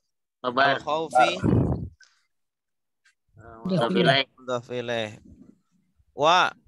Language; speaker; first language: Arabic; non-native, fluent; Indonesian